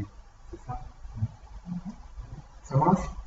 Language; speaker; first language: French; non-native, learner; Portuguese